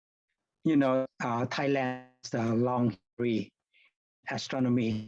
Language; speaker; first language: English; non-native, fluent; Thai